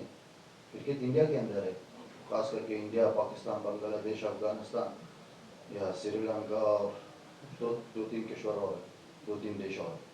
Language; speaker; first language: Hindi; non-native, fluent; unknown